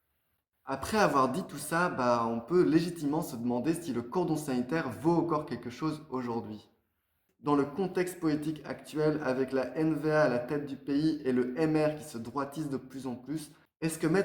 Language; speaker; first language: French; native; French